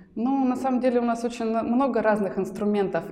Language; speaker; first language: Russian; native; Russian